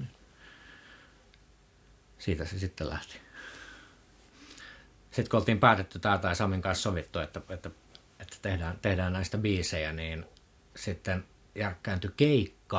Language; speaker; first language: Finnish; native; Finnish